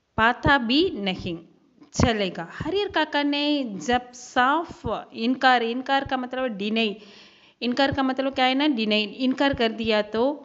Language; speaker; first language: Hindi; non-native, local second language; Tamil